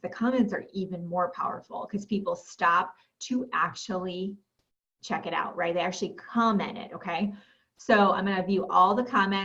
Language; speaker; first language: English; native; English